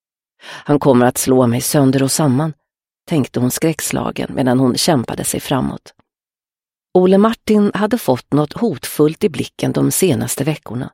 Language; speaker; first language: Swedish; native; Swedish